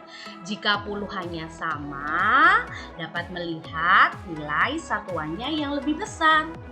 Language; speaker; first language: Indonesian; native; Indonesian